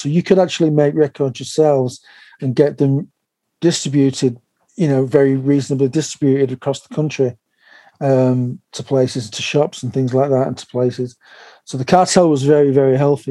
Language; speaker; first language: English; native; English